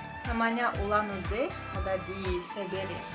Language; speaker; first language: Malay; non-native, learner; Russian